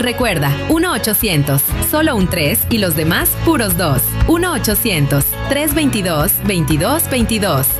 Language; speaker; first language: Spanish; native; Spanish